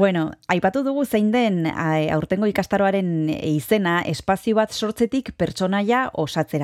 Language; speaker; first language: Basque; native; Basque